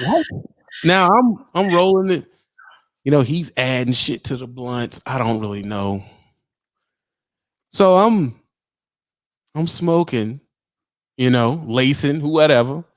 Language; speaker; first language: English; native; English